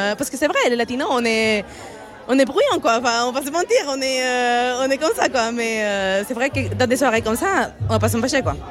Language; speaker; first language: French; non-native, fluent; Spanish